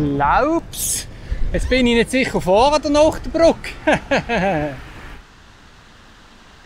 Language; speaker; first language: German; native; German